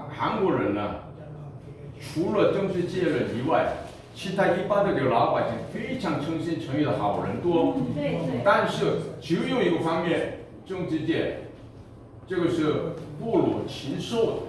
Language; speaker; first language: Chinese; non-native, fluent; Korean